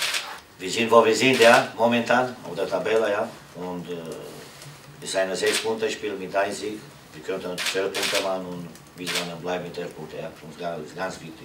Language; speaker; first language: German; non-native, learner; Romanian